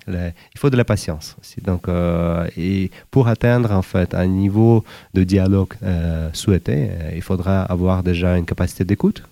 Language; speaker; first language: French; non-native, fluent; Uzbek